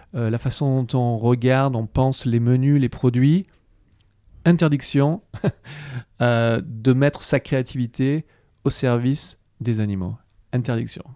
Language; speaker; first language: French; native; French